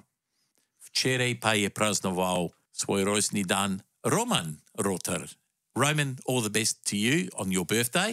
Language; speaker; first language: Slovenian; early bilingual, heritage; Slovenian